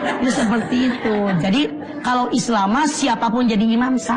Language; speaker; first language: Indonesian; native; Indonesian